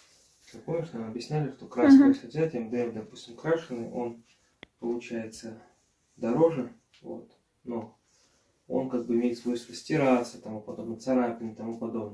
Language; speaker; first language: Russian; native; Russian